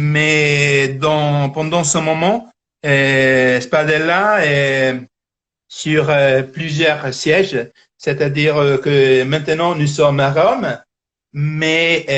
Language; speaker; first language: French; non-native, fluent; Italian